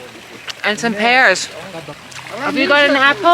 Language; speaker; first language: English; native; English